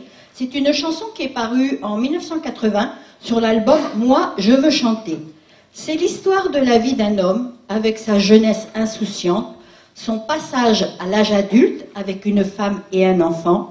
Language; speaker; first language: French; native; French